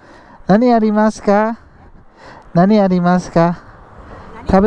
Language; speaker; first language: Japanese; non-native, learner; English